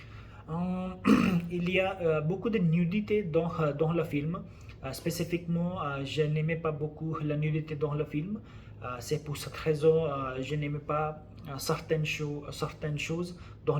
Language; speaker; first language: French; non-native, learner; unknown